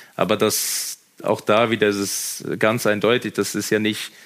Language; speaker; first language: German; native; German